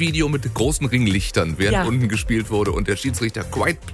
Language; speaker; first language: German; native; German